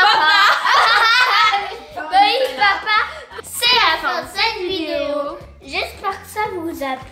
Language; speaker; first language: French; native; French